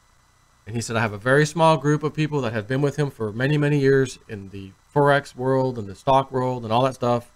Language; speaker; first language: English; native; English